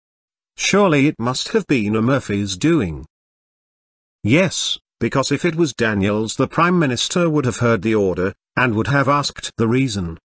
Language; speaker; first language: English; non-native, fluent; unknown